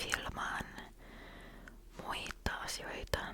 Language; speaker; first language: Finnish; non-native, learner; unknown